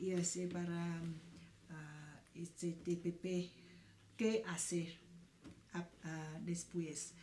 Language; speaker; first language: Spanish; non-native, fluent; Vietnamese